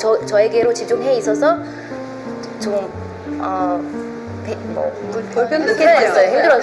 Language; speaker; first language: Korean; non-native, fluent; Arabic